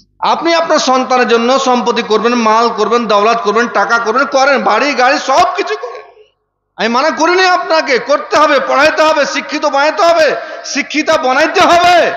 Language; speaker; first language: Bangla; non-native, fluent; Urdu